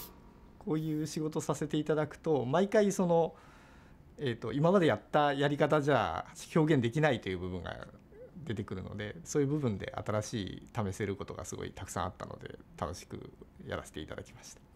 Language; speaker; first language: Japanese; native; Japanese